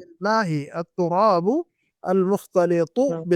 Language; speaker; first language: Arabic; non-native, fluent; Urdu